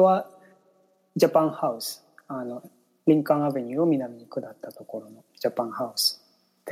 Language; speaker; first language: Japanese; native; Japanese